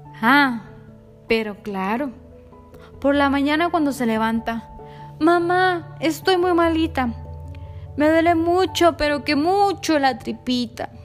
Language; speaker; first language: Spanish; native; Spanish